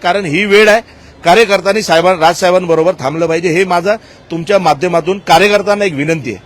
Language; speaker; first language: Marathi; non-native, local second language; Gujarati